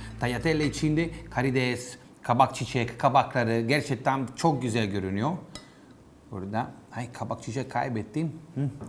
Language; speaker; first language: Turkish; non-native, learner; Italian